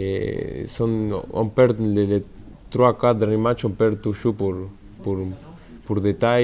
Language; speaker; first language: French; non-native, fluent; Spanish